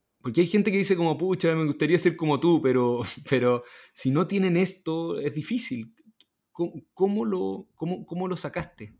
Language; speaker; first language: Spanish; native; Spanish